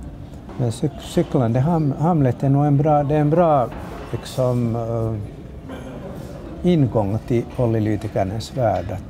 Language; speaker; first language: Swedish; native; Swedish